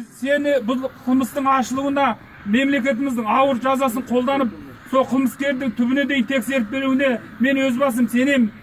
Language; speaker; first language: Kazakh; early bilingual, heritage; Kazakh